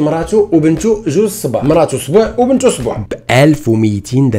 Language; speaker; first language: Arabic; native; Arabic